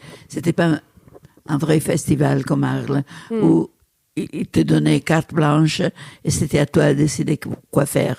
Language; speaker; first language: French; non-native, fluent; Italian